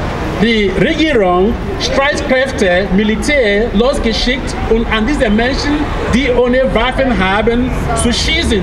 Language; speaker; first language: German; non-native, fluent; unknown